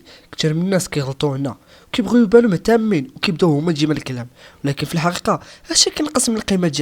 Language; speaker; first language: Arabic; native; Arabic